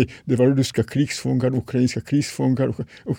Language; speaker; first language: Swedish; non-native, fluent; Serbian